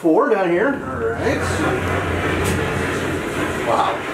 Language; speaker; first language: English; native; English